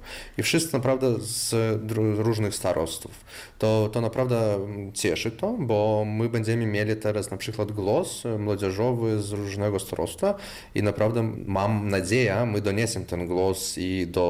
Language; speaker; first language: Polish; non-native, local second language; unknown